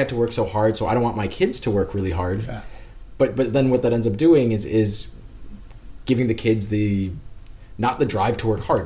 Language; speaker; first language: English; native; English